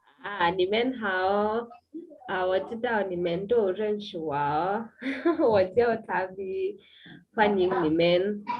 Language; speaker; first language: Chinese; non-native, learner; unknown